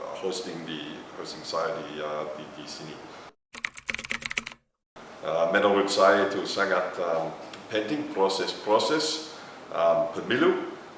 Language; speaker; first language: Indonesian; non-native, learner; English